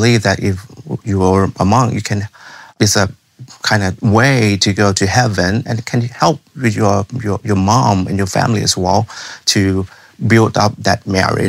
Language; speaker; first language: English; non-native, fluent; Thai